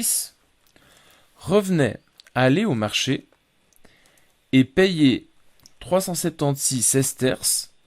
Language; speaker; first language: French; native; French